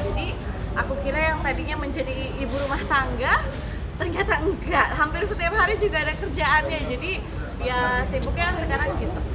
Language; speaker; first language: Indonesian; native; Indonesian